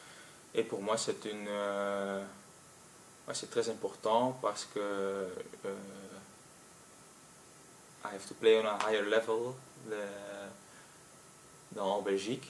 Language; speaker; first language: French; non-native, local second language; Dutch